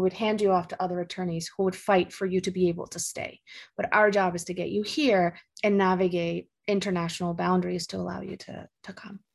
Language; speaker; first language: English; early bilingual, other home language; Spanish